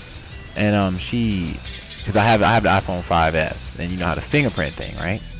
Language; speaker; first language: English; native; English